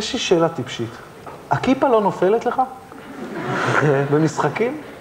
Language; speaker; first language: Hebrew; native; Hebrew